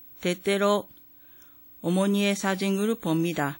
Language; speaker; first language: Korean; non-native, fluent; Japanese